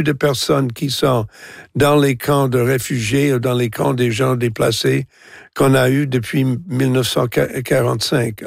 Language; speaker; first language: French; non-native, local second language; English